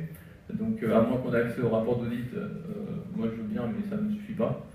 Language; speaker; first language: French; native; French